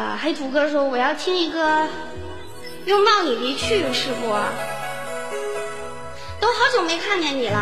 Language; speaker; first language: Chinese; native; Chinese